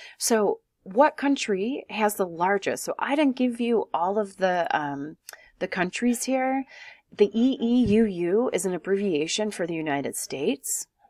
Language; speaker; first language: English; native; English